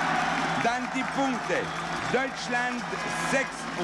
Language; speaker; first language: German; non-native, local second language; Italian